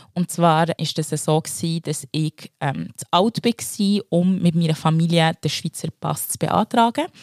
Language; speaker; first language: German; early bilingual, other home language; Lingala